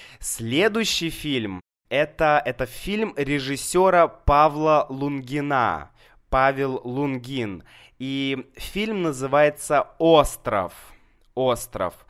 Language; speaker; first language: Russian; native; Russian